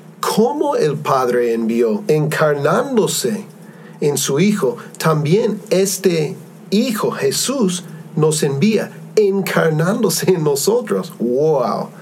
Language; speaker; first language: Spanish; non-native, fluent; English